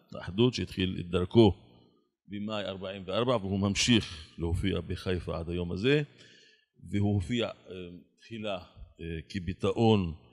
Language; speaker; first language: Hebrew; non-native, local second language; Arabic